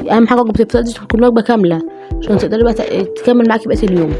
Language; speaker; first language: Arabic; native; Arabic